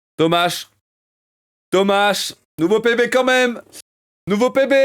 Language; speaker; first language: French; native; French